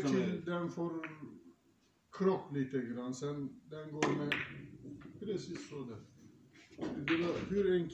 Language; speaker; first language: Swedish; non-native, fluent; Turkish